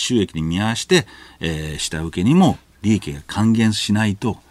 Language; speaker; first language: Japanese; native; Japanese